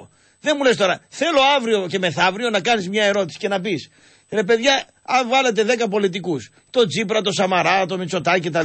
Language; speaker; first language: Greek; native; Greek